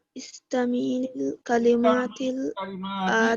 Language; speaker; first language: Arabic; non-native, learner; Divehi